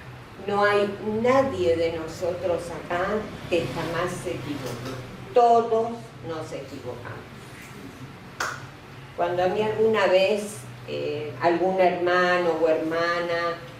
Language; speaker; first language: Spanish; native; Spanish